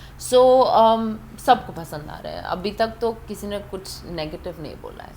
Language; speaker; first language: Hindi; non-native, fluent; Persian